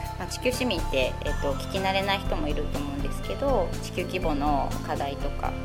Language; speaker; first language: Japanese; native; Japanese